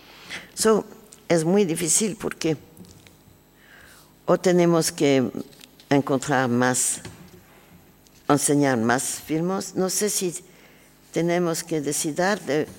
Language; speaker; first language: Spanish; non-native, learner; French